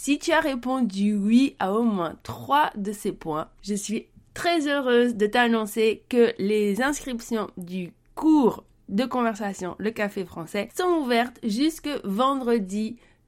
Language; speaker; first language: French; native; French